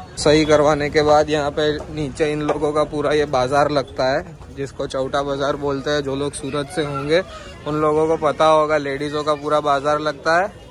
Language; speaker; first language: Hindi; non-native, local second language; Gujarati